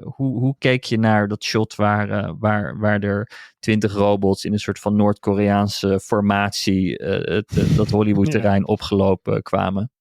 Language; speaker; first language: Dutch; native; Dutch